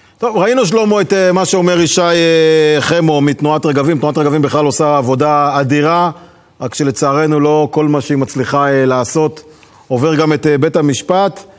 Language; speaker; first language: Hebrew; native; Hebrew